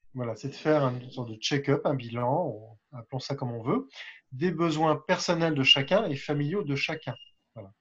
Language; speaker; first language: French; native; French